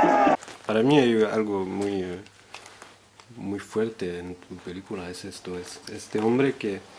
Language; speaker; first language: Spanish; non-native, fluent; French